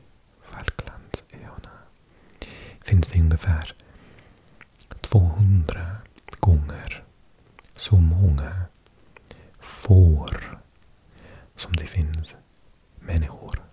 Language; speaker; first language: Swedish; non-native, learner; English